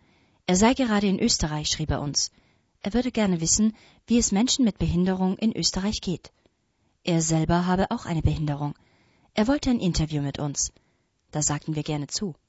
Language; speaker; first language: German; native; German